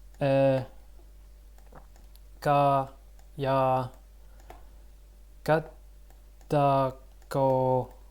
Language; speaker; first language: Korean; non-native, learner; Russian